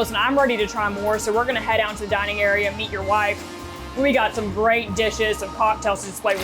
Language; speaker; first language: English; native; English